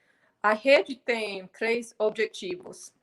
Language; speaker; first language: Portuguese; non-native, fluent; English